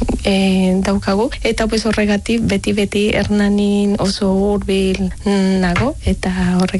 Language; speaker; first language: Basque; non-native, learner; Spanish